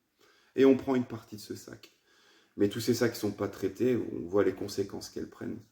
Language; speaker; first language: French; native; French